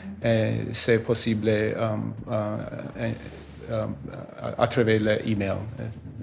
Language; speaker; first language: French; non-native, learner; English